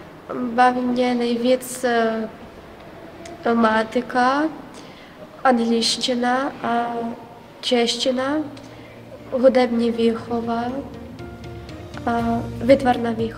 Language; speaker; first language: Czech; non-native, learner; Ukrainian